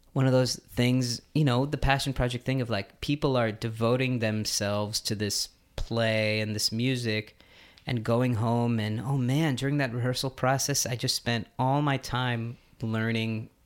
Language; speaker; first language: English; early bilingual, other home language; Hindi